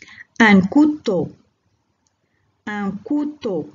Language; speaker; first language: French; non-native, local second language; Arabic